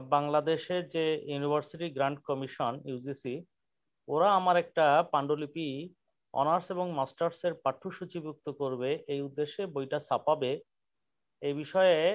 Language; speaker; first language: Bangla; native; Bangla